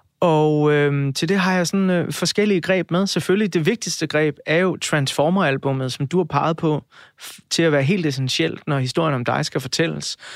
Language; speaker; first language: Danish; native; Danish